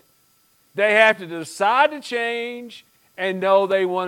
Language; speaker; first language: English; native; English